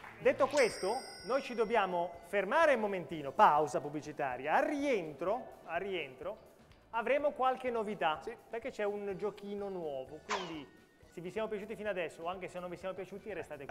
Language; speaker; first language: Italian; native; Italian